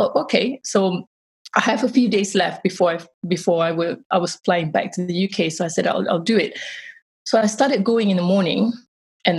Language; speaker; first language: English; non-native, local second language; Malay